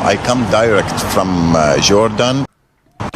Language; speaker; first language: English; non-native, learner; Arabic